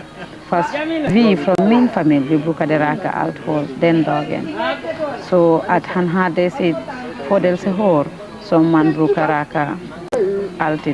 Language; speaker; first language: Swedish; non-native, fluent; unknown